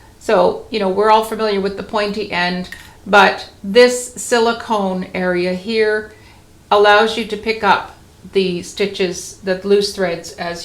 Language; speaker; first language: English; native; English